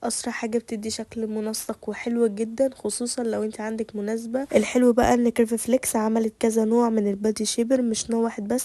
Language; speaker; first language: Arabic; native; Arabic